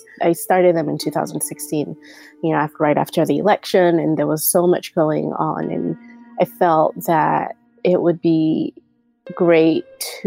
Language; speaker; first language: English; non-native, local second language; Yoruba